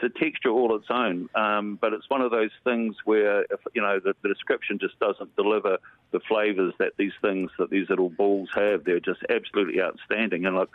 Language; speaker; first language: English; native; English